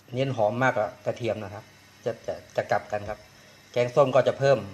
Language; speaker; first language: Thai; native; Thai